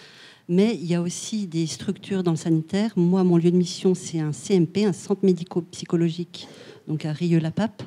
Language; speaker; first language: French; native; French